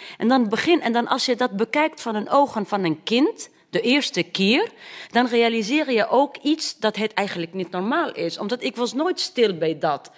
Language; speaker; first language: Dutch; non-native, fluent; Arabic